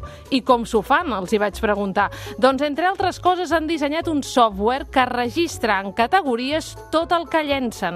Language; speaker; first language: Catalan; native; Catalan